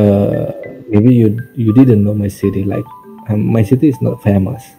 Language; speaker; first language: English; non-native, learner; Indonesian